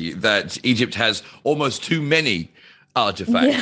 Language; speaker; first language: English; native; English